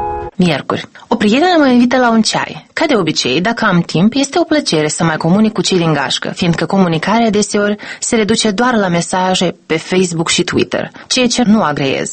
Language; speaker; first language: Romanian; native; Romanian